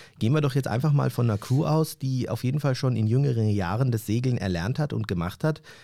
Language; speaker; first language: German; early bilingual, other home language; Turkish